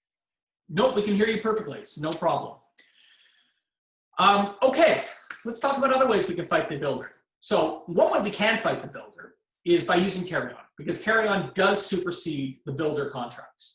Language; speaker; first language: English; native; English